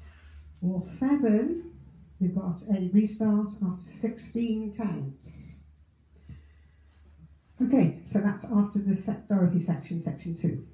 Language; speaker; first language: English; native; English